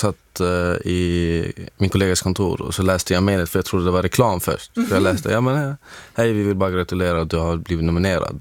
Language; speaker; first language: Swedish; non-native, fluent; Arabic